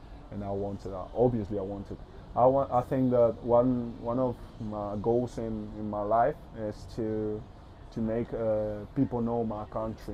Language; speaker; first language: English; early bilingual, other home language; Spanish